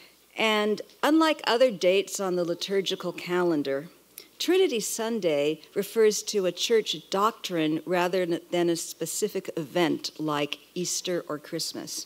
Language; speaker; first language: English; native; English